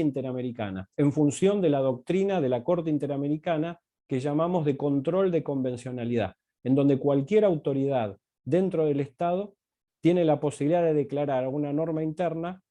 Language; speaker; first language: Spanish; native; Spanish